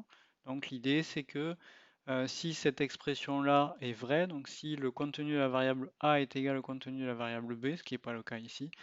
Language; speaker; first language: French; native; French